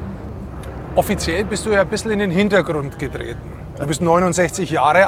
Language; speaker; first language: German; native; German